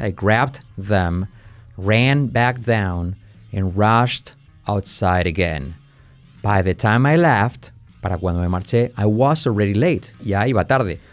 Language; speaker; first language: English; non-native, fluent; Spanish